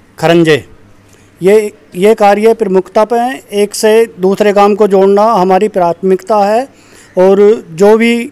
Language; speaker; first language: Hindi; native; Hindi